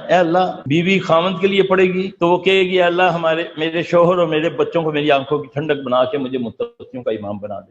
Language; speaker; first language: Urdu; non-native, local second language; Punjabi